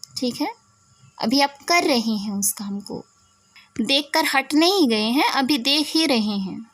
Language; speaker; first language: Hindi; native; Hindi